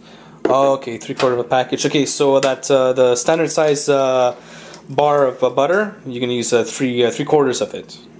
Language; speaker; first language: English; early bilingual, other home language; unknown